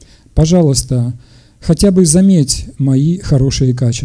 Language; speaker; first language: Russian; native; Russian